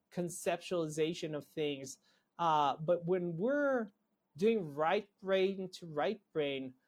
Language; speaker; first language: English; non-native, fluent; Hebrew